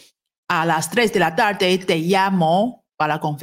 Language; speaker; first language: Spanish; non-native, fluent; Chinese